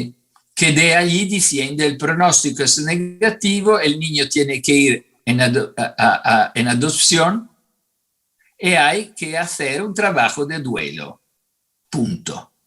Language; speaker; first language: Spanish; non-native, fluent; Italian